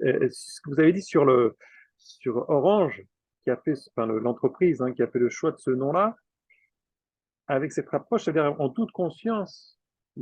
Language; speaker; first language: French; native; French